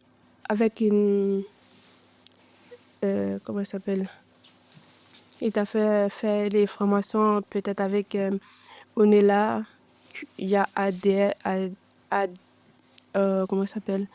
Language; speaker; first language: French; non-native, learner; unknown